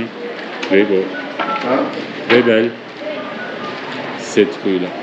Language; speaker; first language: French; non-native, fluent; Turkish